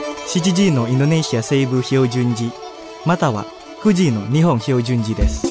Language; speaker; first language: Japanese; non-native, fluent; Indonesian